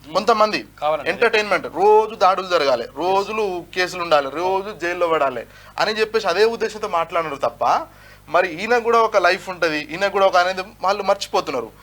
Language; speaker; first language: Telugu; non-native, local second language; Lambadi